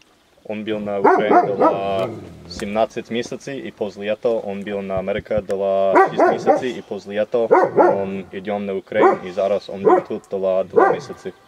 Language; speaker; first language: Ukrainian; non-native, learner; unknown